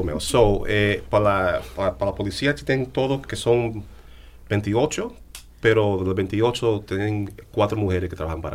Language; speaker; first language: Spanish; early bilingual, heritage; English